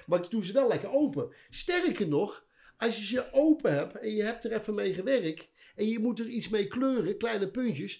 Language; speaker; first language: Dutch; native; Dutch